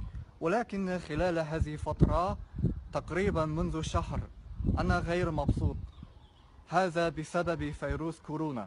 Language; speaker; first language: Arabic; non-native, fluent; Chinese